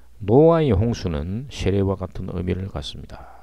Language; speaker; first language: Korean; native; Korean